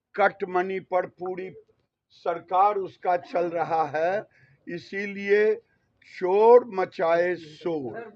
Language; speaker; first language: Hindi; native; Hindi